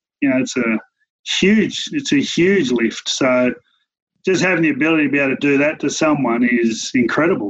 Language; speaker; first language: English; native; English